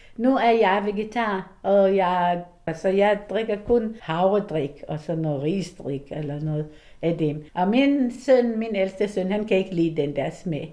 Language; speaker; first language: Danish; non-native, fluent; Hebrew